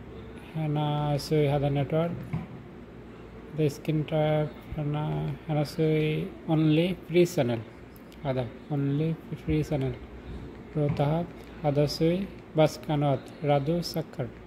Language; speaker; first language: Arabic; non-native, learner; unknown